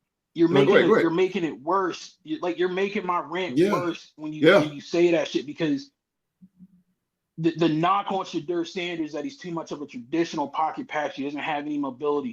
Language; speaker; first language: English; native; English